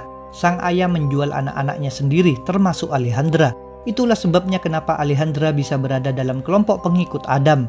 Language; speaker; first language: Indonesian; native; Indonesian